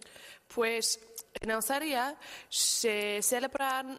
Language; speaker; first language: Spanish; non-native, learner; English